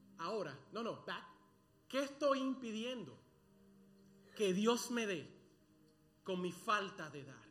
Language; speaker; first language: Spanish; early bilingual, other home language; English